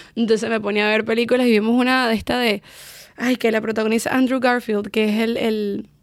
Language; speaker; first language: Spanish; native; Spanish